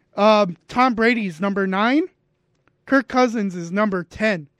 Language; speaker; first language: English; native; English